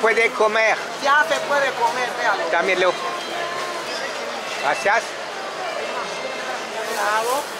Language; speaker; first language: Spanish; non-native, learner; French